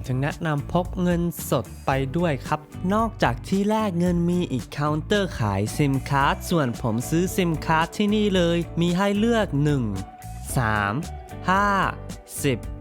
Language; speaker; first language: Thai; non-native, fluent; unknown